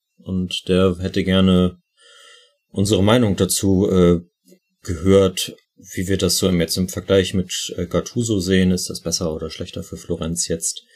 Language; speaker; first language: German; native; German